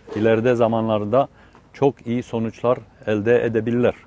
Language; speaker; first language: Turkish; non-native, fluent; Romanian